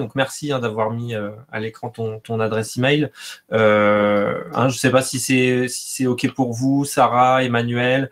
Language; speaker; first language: French; native; French